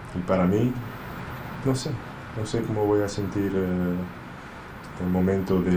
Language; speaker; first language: Spanish; non-native, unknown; English